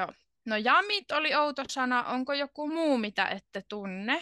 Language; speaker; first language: Finnish; native; Finnish